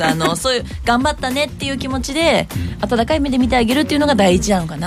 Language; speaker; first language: Japanese; native; Japanese